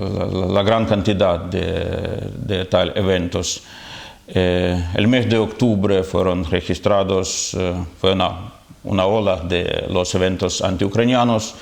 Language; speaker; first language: Spanish; non-native, fluent; Ukrainian